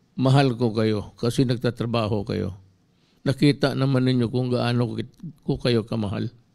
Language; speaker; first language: Filipino; non-native, local second language; Cebuano